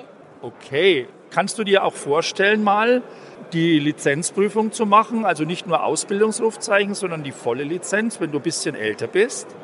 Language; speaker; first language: German; native; German